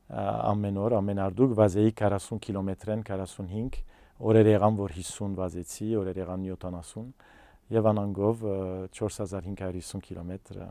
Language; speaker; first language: Armenian; early bilingual, heritage; Armenian